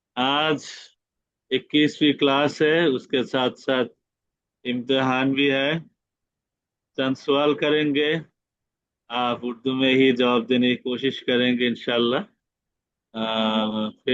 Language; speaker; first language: Hindi; non-native, fluent; Bangla